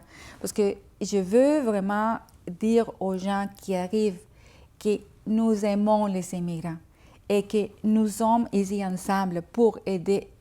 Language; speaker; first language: French; non-native, fluent; Spanish